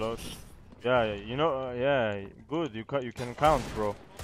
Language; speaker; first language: English; non-native, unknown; Turkish